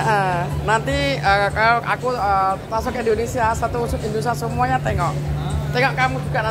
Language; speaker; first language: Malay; non-native, local second language; Indonesian